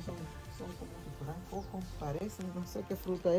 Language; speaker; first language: Spanish; native; Spanish